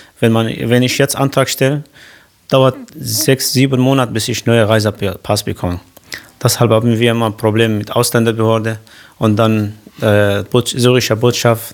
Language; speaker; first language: German; non-native, learner; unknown